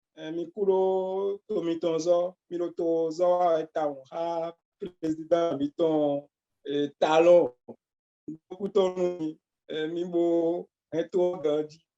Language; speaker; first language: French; non-native, local second language; Fon